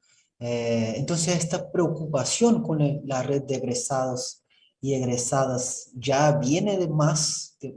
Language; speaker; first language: Spanish; non-native, fluent; Portuguese